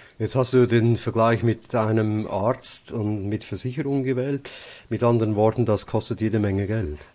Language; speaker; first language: German; native; German